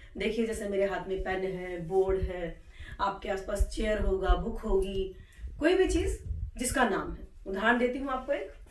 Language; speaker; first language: Hindi; native; Hindi